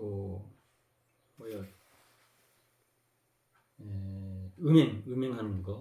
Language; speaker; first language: Korean; native; Korean